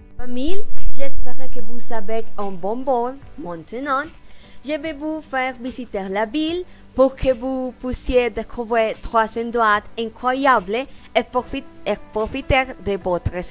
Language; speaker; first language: French; non-native, learner; Spanish